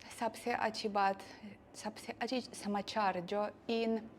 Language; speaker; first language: Hindi; non-native, learner; Russian